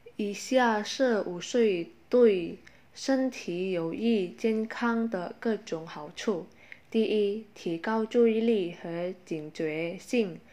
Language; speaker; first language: Chinese; non-native, fluent; Indonesian